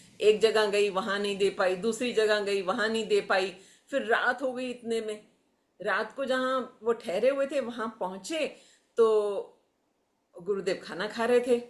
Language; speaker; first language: Hindi; native; Hindi